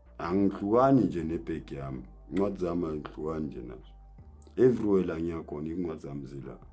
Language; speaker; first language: Zulu; native; Zulu